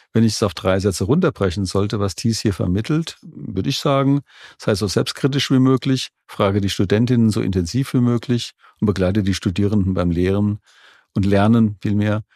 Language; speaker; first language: German; native; German